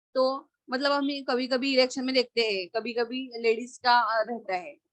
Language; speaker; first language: Hindi; non-native, local second language; Marathi